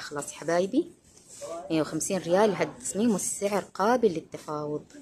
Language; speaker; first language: Arabic; native; Arabic